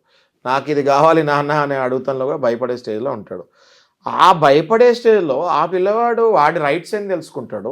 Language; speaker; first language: Telugu; native; Telugu